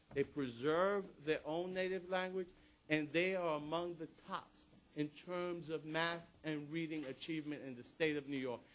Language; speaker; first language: English; early bilingual, other home language; Spanish